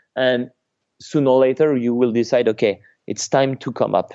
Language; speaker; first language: English; non-native, fluent; French